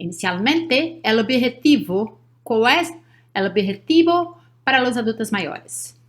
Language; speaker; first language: Spanish; non-native, learner; Portuguese